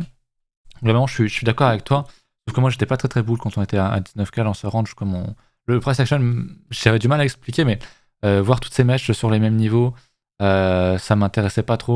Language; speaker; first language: French; native; French